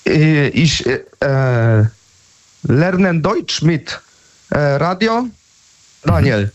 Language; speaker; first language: German; non-native, learner; Polish